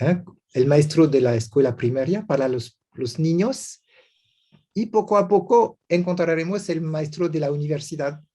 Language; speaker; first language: Spanish; non-native, learner; French